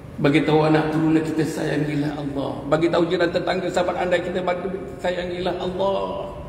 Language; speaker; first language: Malay; native; Malay